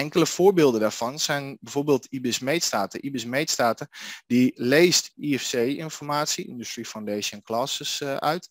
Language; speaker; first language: Dutch; native; Dutch